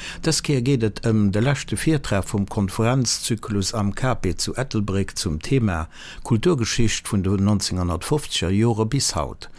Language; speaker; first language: Luxembourgish; native; Luxembourgish